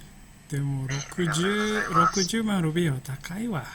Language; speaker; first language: Japanese; non-native, fluent; Indonesian